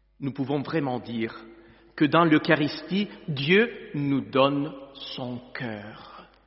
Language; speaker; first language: French; non-native, fluent; Italian